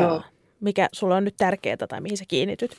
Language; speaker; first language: Finnish; native; Finnish